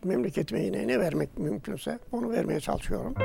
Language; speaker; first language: Turkish; native; Turkish